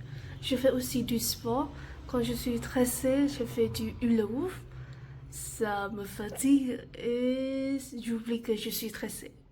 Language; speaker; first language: French; non-native, fluent; Vietnamese